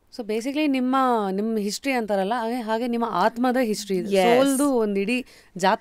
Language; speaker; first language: Kannada; native; Kannada